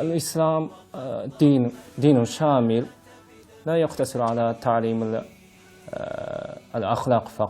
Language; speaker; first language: Arabic; non-native, fluent; Japanese